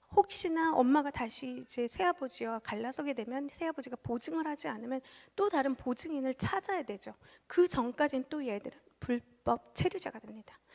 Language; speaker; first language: Korean; early bilingual, heritage; Korean